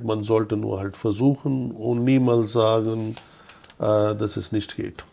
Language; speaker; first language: German; non-native, fluent; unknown